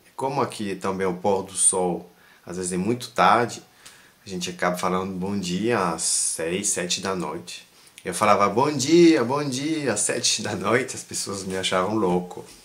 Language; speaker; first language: Portuguese; non-native, fluent; French